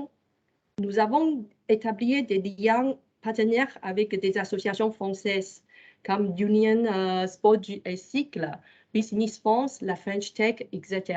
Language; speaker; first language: French; non-native, fluent; Chinese